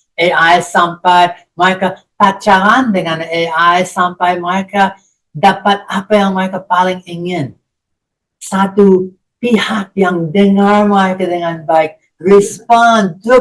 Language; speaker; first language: Indonesian; non-native, fluent; English